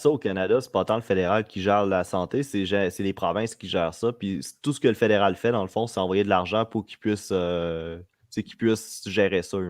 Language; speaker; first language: French; native; French